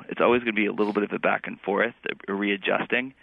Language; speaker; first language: English; native; English